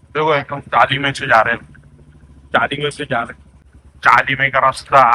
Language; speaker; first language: Hindi; non-native, local second language; Marathi